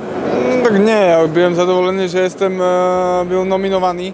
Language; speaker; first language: Polish; non-native, learner; Slovak